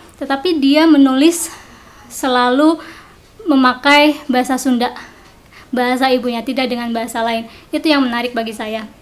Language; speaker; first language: Indonesian; non-native, local second language; Sundanese